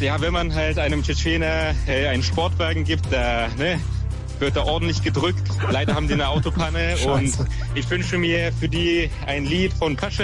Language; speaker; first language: German; native; German